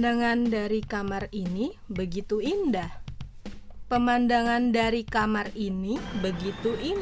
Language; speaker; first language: Indonesian; non-native, learner; Arabic